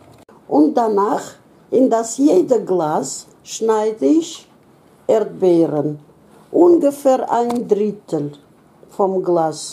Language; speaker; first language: German; non-native, local second language; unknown